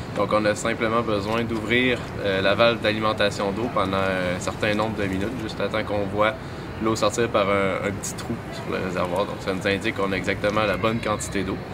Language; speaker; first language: French; native; French